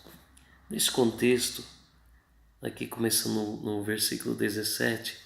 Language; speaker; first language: Portuguese; native; Portuguese